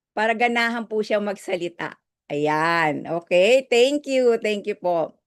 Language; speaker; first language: Filipino; native; Filipino